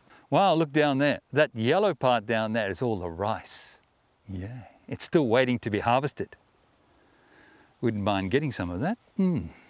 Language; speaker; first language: English; native; English